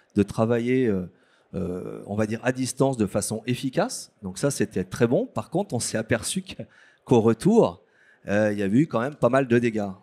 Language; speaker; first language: French; native; French